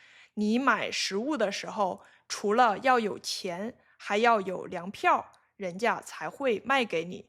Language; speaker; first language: Chinese; native; Chinese